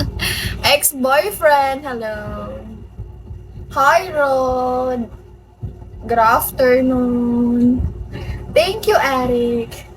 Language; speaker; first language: English; non-native, learner; Filipino